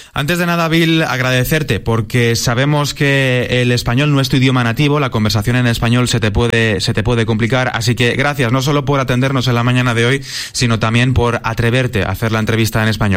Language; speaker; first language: Spanish; native; Spanish